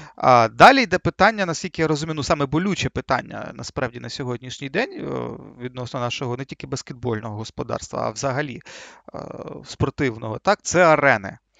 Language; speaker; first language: Ukrainian; native; Ukrainian